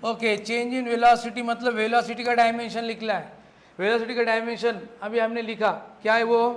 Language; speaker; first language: Hindi; non-native, local second language; Marathi